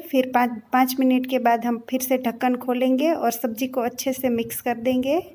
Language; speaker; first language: Hindi; non-native, local second language; Gujarati